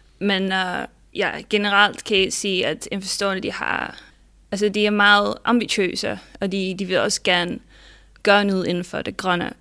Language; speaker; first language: Danish; non-native, fluent; Dutch